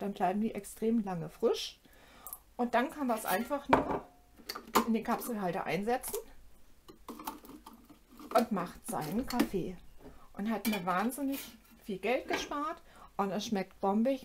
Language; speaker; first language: German; native; German